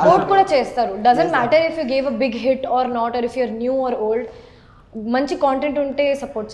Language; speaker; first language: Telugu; non-native, local second language; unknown